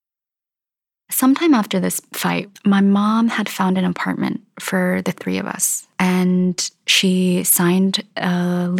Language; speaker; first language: English; native; English